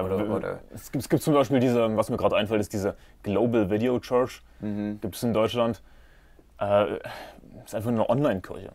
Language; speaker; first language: German; native; German